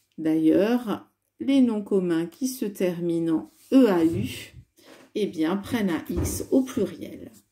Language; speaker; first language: French; native; French